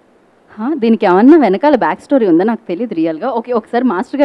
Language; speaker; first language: Telugu; native; Telugu